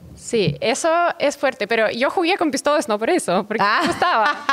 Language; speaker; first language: Spanish; non-native, fluent; Russian